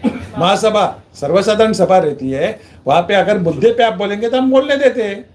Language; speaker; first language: Hindi; non-native, local second language; Marathi